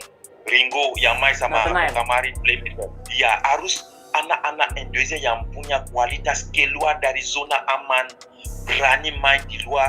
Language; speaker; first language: Indonesian; non-native, fluent; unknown